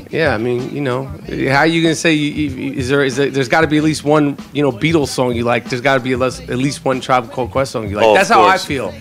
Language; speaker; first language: English; native; English